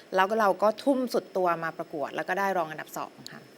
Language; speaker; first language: Thai; native; Thai